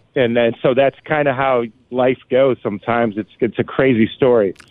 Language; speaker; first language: English; native; English